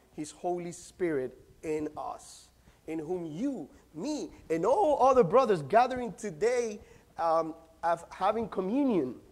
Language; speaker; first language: English; non-native, fluent; Spanish